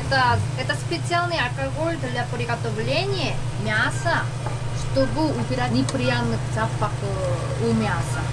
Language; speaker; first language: Russian; non-native, fluent; Korean